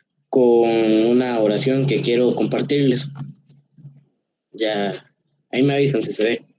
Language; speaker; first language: Spanish; native; Spanish